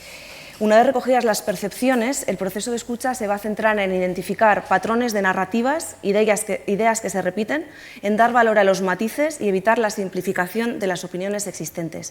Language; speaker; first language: Spanish; native; Spanish